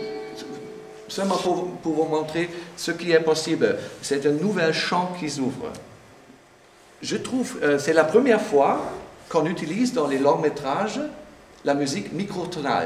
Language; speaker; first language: French; non-native, fluent; German